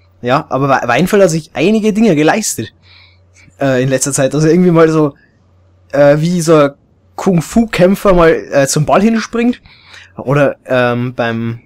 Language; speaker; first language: German; native; German